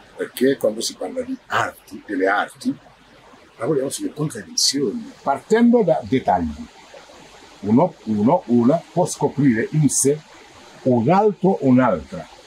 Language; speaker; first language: Italian; non-native, fluent; Wolof